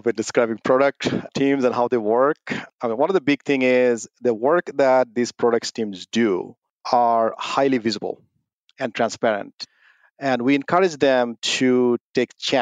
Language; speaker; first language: English; non-native, local second language; Bangla